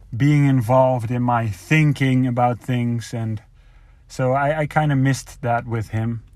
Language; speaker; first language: English; non-native, fluent; Dutch